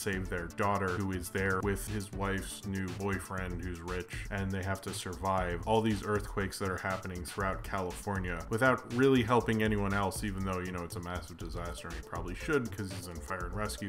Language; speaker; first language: English; native; English